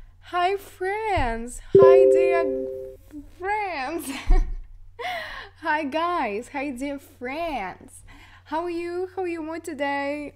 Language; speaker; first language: English; non-native, learner; Russian